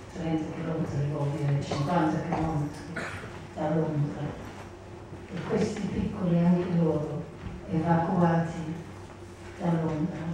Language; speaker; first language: Italian; non-native, learner; English